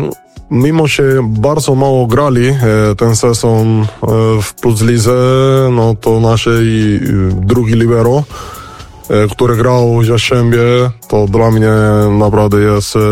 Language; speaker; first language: Polish; non-native, fluent; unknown